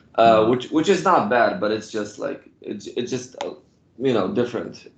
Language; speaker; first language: English; non-native, fluent; Polish